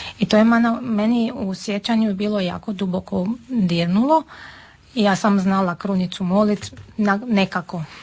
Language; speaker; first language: Serbian; non-native, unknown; Armenian